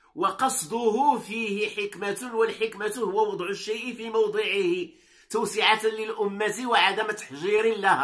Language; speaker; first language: Arabic; native; Arabic